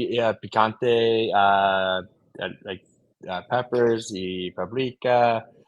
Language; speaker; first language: Spanish; non-native, learner; English